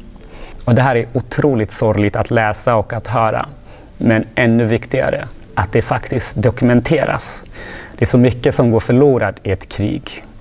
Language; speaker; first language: Swedish; non-native, fluent; Tigrinya